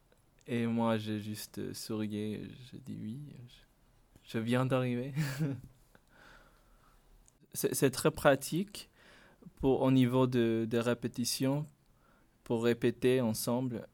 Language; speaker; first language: French; non-native, fluent; Spanish